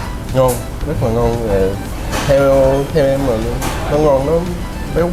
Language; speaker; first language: Vietnamese; early bilingual, heritage; Vietnamese